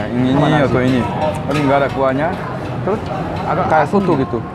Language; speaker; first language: Indonesian; non-native, fluent; Korean